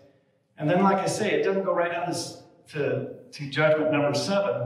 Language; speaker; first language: English; native; English